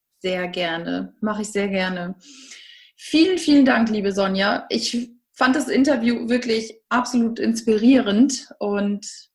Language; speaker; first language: German; native; German